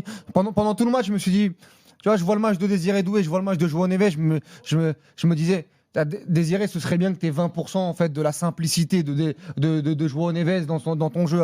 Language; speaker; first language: French; native; French